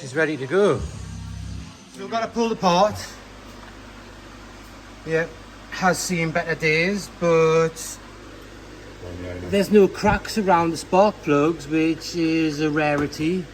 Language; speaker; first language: English; native; English